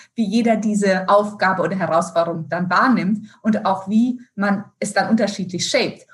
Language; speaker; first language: German; native; German